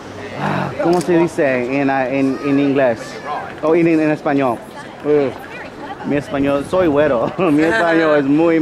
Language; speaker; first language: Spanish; early bilingual, heritage; English